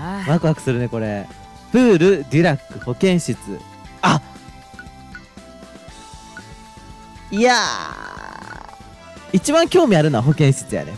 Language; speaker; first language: Japanese; native; Japanese